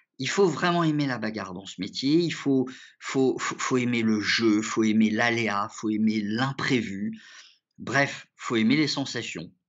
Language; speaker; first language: French; early bilingual, other home language; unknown